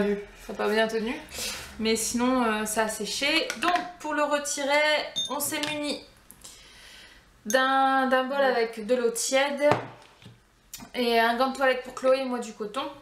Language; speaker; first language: French; native; French